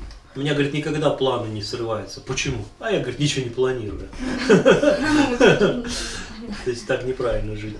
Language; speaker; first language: Russian; native; Russian